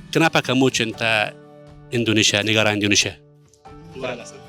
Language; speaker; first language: Indonesian; non-native, fluent; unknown